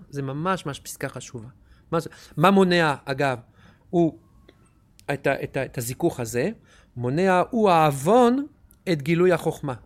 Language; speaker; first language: Hebrew; non-native, fluent; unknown